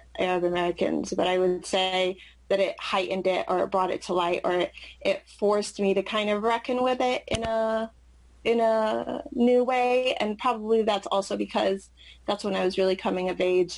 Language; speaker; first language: English; early bilingual, other home language; Arabic